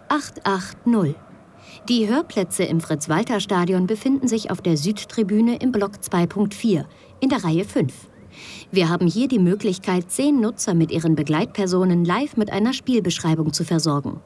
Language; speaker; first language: German; native; German